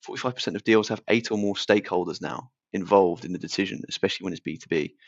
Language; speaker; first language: English; native; English